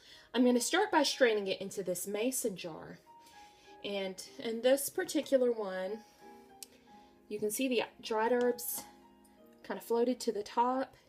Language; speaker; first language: English; native; English